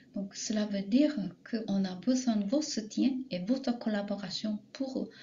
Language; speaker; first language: French; non-native, fluent; Japanese